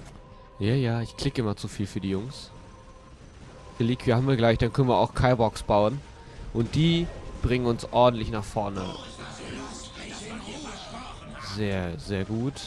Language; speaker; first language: German; native; German